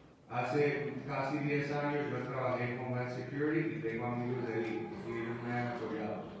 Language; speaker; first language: Spanish; early bilingual, heritage; Spanish